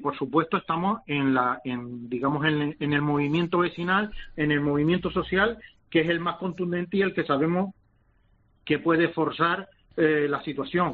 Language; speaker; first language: Spanish; native; Spanish